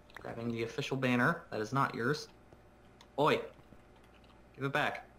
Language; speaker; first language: English; native; English